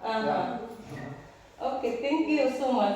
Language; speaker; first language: English; non-native, local second language; Filipino